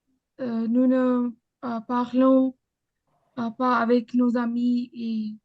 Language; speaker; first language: French; non-native, learner; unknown